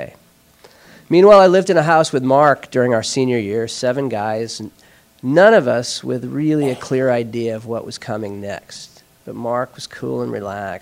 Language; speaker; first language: English; native; English